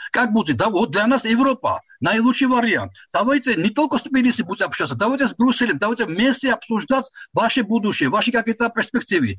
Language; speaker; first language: Russian; non-native, local second language; Georgian